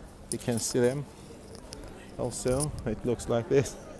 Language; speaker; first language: English; non-native, fluent; Russian